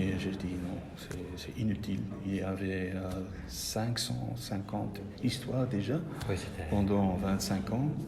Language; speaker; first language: French; non-native, local second language; Dutch